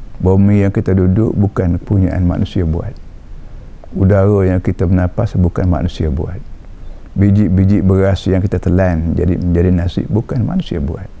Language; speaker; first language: Malay; native; Malay